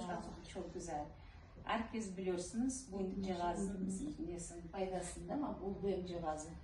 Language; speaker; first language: Turkish; non-native, fluent; Russian